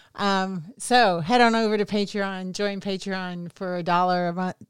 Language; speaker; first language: English; native; English